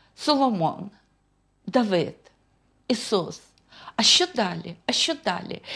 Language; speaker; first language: Ukrainian; non-native, fluent; Russian